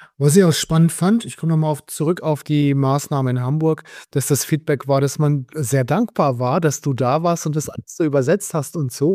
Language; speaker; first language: German; native; German